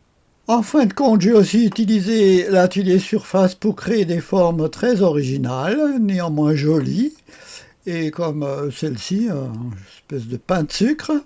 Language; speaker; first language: French; native; French